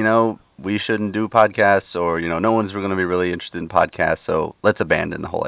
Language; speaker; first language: English; native; English